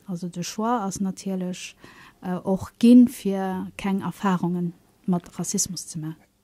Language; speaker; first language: Luxembourgish; early bilingual, other home language; Kabuverdianu